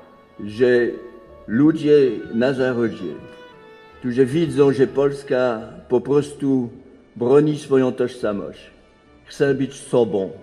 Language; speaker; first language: Polish; non-native, fluent; French